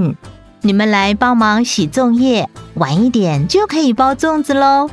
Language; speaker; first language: Chinese; native; Chinese